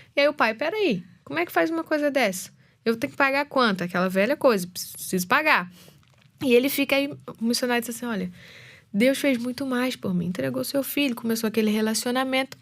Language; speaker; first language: Portuguese; native; Portuguese